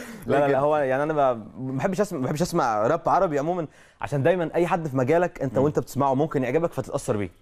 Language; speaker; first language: Arabic; native; Arabic